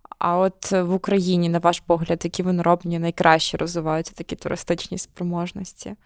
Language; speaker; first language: Ukrainian; native; Ukrainian